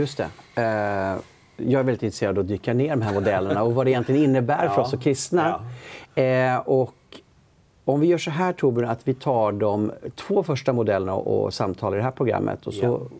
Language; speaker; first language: Swedish; native; Swedish